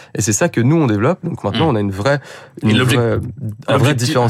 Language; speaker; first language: French; native; French